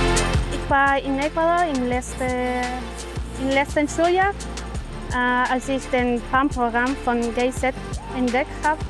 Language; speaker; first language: German; non-native, fluent; Spanish